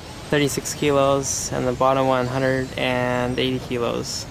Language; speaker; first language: English; native; English